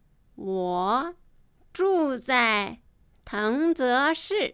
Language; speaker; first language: Chinese; non-native, fluent; Japanese